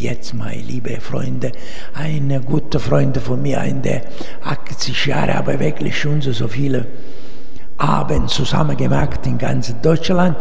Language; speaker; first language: German; non-native, learner; Italian